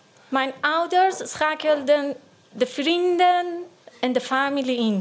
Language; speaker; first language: Dutch; non-native, learner; Persian